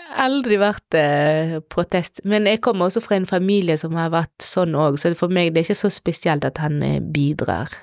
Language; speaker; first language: Norwegian; non-native, fluent; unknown